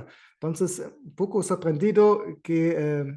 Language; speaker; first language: Spanish; non-native, fluent; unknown